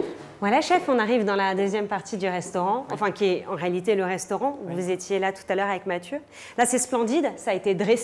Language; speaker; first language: French; native; French